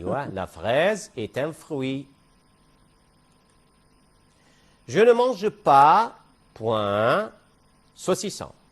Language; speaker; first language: French; non-native, fluent; Arabic